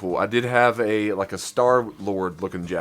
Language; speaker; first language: English; native; English